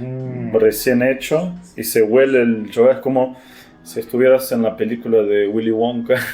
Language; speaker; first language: Spanish; non-native, fluent; Portuguese